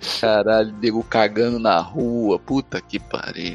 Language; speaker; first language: Portuguese; native; Portuguese